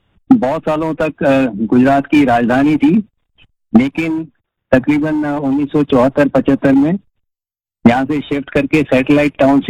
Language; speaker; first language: Hindi; non-native, local second language; Gujarati